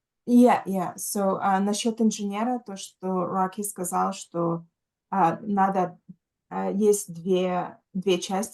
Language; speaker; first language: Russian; early bilingual, heritage; Russian